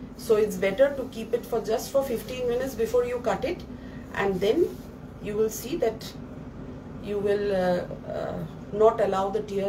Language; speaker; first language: English; non-native, local second language; Bangla